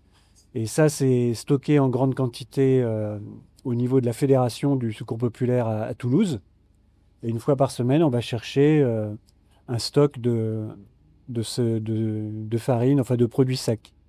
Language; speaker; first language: French; native; French